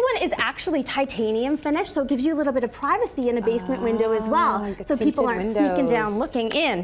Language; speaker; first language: English; native; English